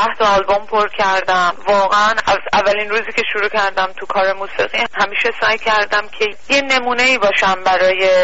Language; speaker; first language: Persian; early bilingual, heritage; Persian